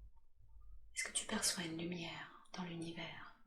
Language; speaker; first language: French; native; French